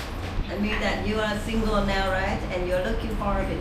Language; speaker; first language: English; non-native, learner; Vietnamese